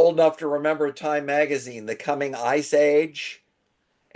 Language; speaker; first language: English; native; English